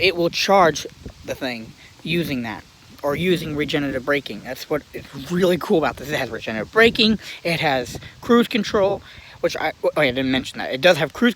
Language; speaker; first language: English; native; English